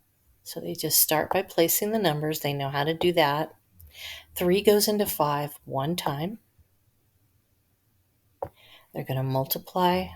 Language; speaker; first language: English; native; English